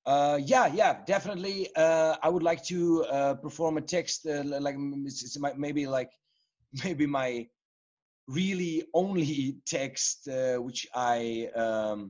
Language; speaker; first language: English; non-native, fluent; Czech